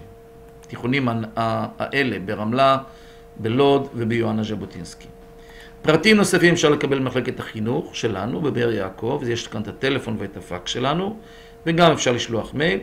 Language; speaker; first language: Hebrew; native; Hebrew